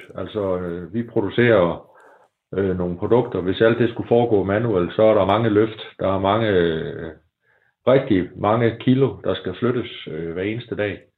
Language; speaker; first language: Danish; native; Danish